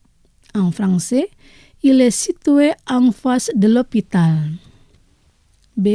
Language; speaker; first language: French; non-native, fluent; Indonesian